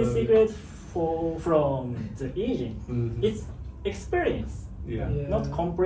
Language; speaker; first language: English; non-native, learner; Japanese